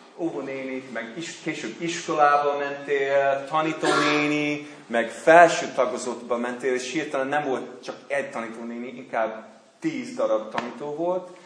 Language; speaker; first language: Hungarian; non-native, learner; English